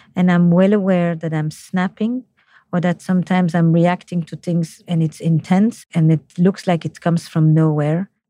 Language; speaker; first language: English; non-native, fluent; French